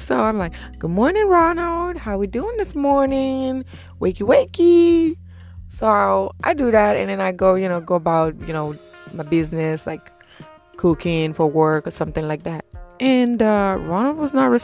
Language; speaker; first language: English; non-native, local second language; Yoruba